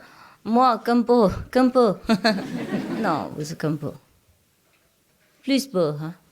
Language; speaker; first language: French; non-native, learner; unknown